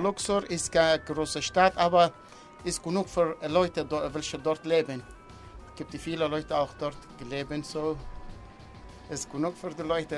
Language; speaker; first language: German; non-native, learner; Arabic